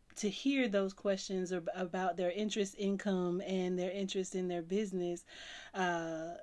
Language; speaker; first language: English; native; English